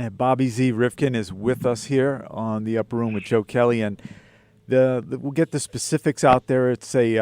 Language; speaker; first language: English; native; English